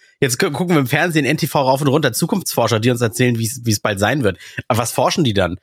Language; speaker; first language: German; early bilingual, other home language; Russian